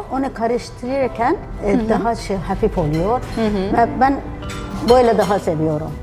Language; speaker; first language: Turkish; non-native, learner; Persian